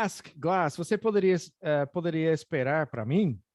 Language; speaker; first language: Portuguese; non-native, fluent; English